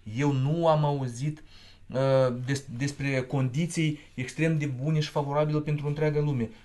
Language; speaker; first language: Romanian; non-native, local second language; Russian